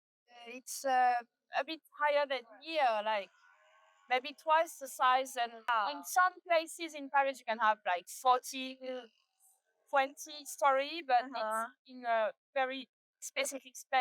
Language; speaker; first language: English; non-native, learner; French